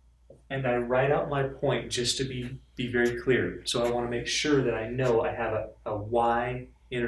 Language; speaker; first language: English; native; English